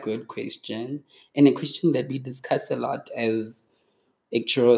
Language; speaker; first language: English; non-native, local second language; Tswana